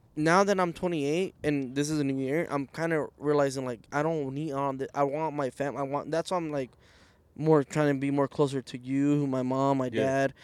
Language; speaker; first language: English; early bilingual, other home language; Spanish